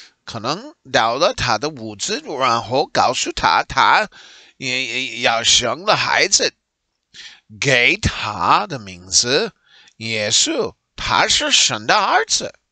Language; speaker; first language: Chinese; non-native, learner; English